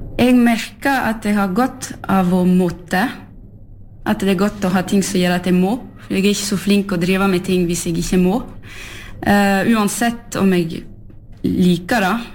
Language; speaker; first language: Norwegian; early bilingual, heritage; French